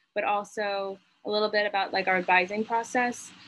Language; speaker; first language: English; native; English